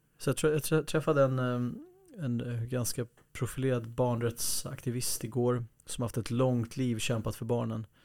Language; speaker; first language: Swedish; early bilingual, other home language; Kurdish